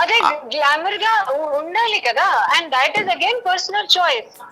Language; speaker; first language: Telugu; non-native, local second language; Hindi